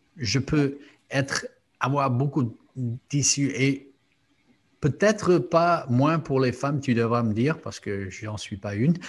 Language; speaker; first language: French; non-native, fluent; English